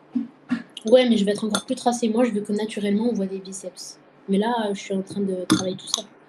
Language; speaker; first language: French; native; French